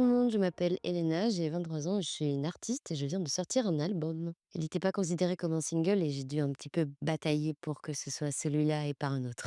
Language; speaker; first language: French; native; French